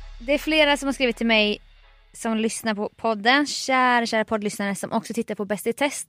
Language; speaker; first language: Swedish; native; Swedish